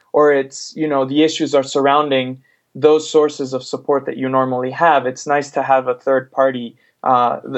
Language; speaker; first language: English; non-native, fluent; Spanish